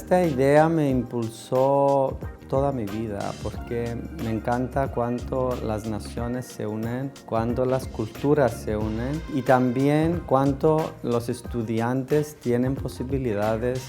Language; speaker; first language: Spanish; non-native, fluent; Greek